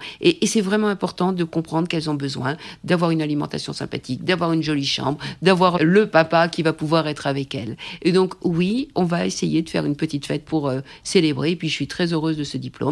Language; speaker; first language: French; native; French